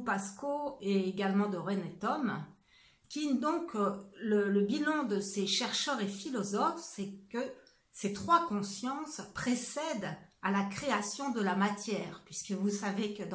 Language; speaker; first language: French; native; French